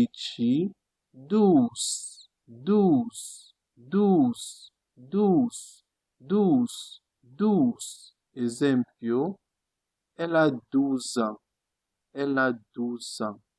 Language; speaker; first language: French; non-native, fluent; Italian